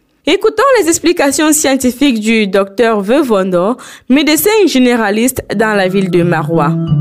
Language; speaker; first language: French; non-native, local second language; Fula